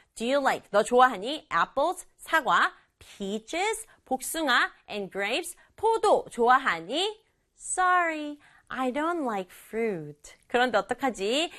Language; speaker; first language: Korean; native; Korean